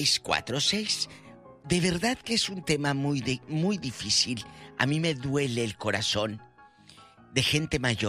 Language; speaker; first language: Spanish; native; Spanish